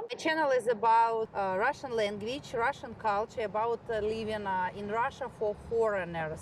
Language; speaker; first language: English; non-native, fluent; Russian